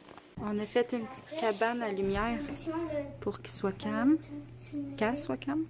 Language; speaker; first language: French; native; French